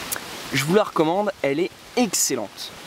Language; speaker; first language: French; native; French